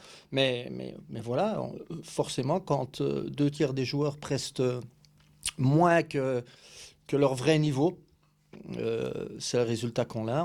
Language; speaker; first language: French; native; French